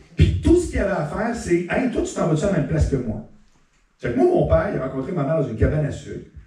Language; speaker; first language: French; native; French